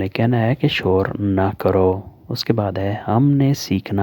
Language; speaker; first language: Urdu; native; Urdu